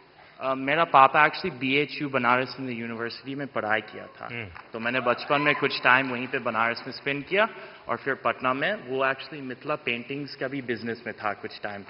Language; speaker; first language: Hindi; early bilingual, heritage; Bhojpuri